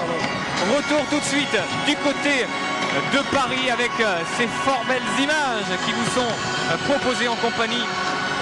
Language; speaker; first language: French; native; French